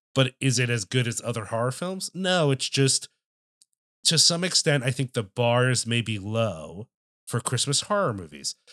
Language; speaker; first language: English; native; English